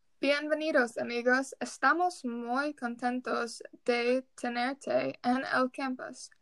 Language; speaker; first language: Spanish; non-native, learner; English